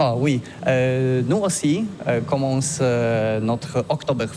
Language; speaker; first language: French; non-native, learner; Polish